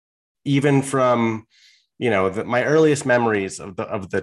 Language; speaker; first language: English; native; English